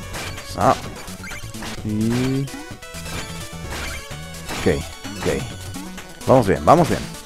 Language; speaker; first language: Spanish; native; Spanish